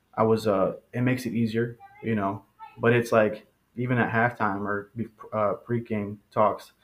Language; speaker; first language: English; early bilingual, other home language; Spanish